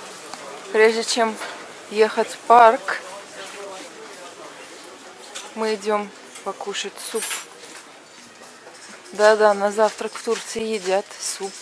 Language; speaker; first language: Russian; native; Russian